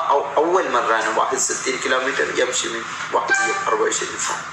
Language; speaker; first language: Arabic; non-native, learner; Malayalam